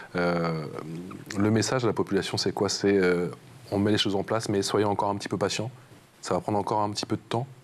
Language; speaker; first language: French; native; French